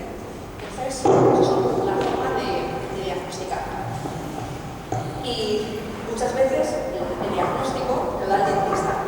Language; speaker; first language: Spanish; native; Spanish